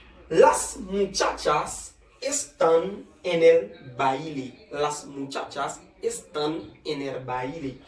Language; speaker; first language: Spanish; non-native, fluent; Haitian Creole